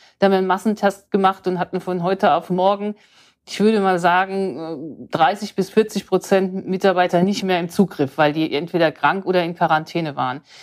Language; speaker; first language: German; native; German